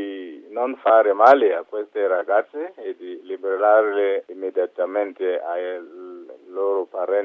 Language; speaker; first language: Italian; non-native, fluent; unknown